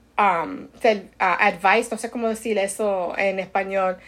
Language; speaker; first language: Spanish; early bilingual, heritage; Spanish